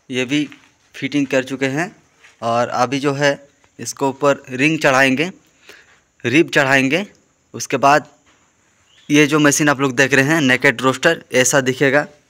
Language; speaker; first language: Hindi; non-native, local second language; Bangla